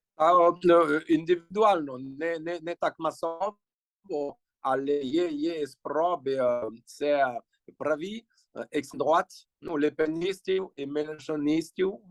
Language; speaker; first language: Ukrainian; early bilingual, heritage; Ukrainian